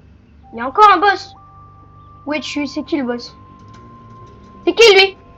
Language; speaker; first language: French; native; French